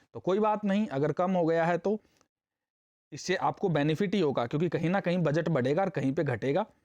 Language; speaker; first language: Hindi; native; Hindi